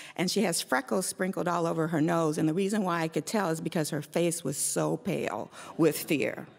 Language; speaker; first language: English; native; English